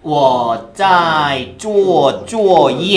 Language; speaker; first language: Chinese; non-native, fluent; Korean